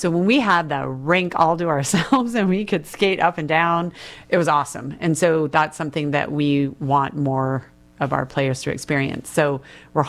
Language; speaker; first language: English; native; English